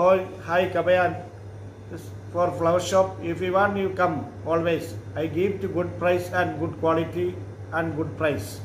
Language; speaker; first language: English; non-native, learner; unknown